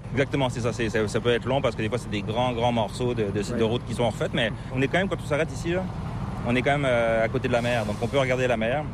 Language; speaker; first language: French; native; French